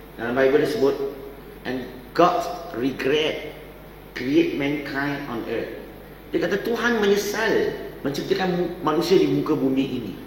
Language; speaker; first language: Malay; non-native, local second language; Chinese